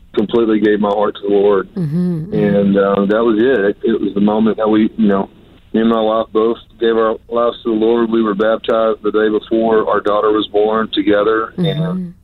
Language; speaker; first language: English; native; English